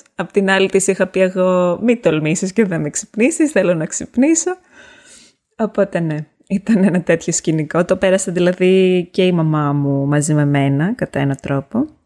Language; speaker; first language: Greek; native; Greek